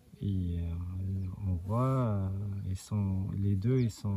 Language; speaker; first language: French; non-native, local second language; Arabic